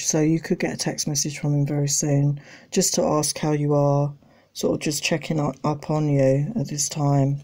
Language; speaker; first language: English; native; English